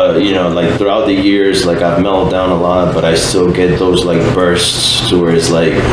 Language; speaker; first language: English; native; English